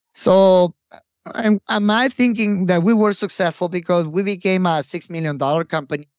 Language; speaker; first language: English; non-native, fluent; Spanish